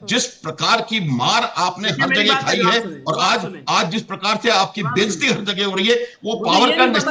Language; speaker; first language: Hindi; native; Hindi